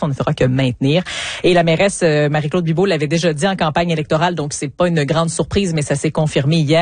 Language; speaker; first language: French; native; French